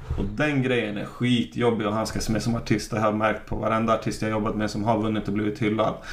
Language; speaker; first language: Swedish; native; Swedish